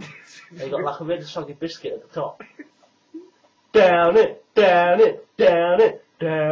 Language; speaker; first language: English; native; English